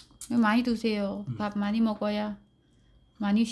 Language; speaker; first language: Korean; non-native, learner; Vietnamese